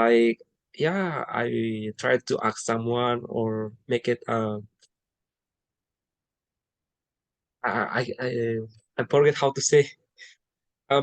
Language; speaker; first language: English; non-native, learner; Indonesian